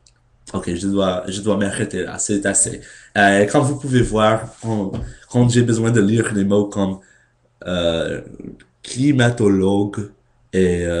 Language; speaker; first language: French; non-native, learner; English